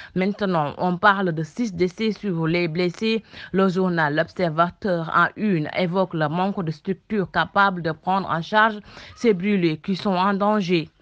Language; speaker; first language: French; non-native, local second language; Wolof